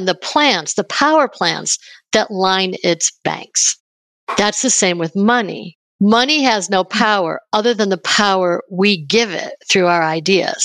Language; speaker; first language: English; native; English